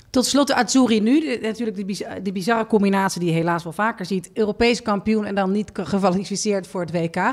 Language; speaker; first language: Dutch; native; Dutch